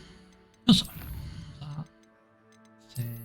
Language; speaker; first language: Swedish; non-native, learner; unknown